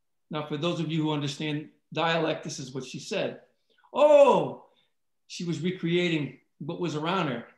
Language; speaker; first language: English; early bilingual, other home language; Italian